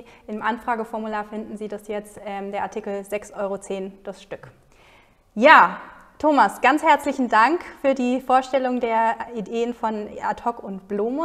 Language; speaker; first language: German; native; German